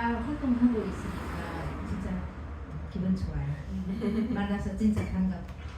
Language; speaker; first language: Korean; non-native, fluent; Nepali